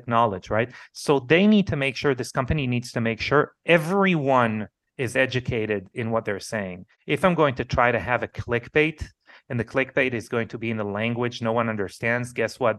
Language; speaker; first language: English; non-native, fluent; Hebrew